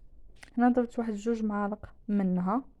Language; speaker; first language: Arabic; native; Arabic